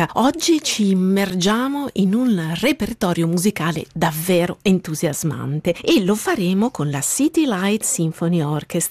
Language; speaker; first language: Italian; native; Italian